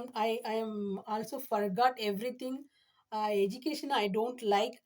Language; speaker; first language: English; non-native, learner; Tamil